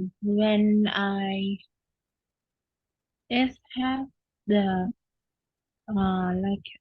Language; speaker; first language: English; non-native, learner; Vietnamese